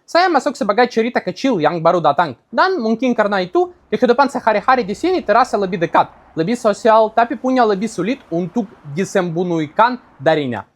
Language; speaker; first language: Indonesian; non-native, fluent; Russian